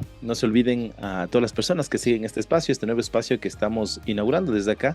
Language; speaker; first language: Spanish; native; Spanish